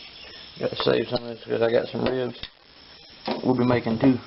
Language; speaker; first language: English; native; English